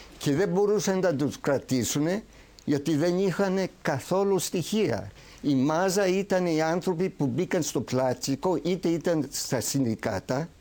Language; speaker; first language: Greek; early bilingual, heritage; Greek